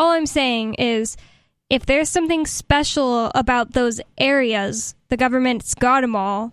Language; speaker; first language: English; native; English